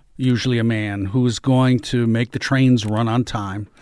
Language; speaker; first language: English; native; English